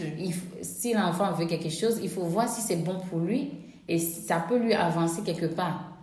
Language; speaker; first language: French; non-native, local second language; Ewe